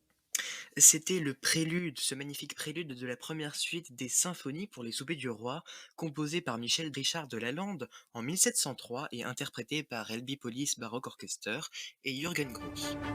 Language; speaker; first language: French; native; French